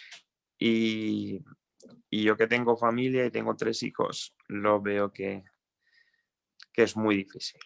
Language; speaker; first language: Spanish; non-native, fluent; Croatian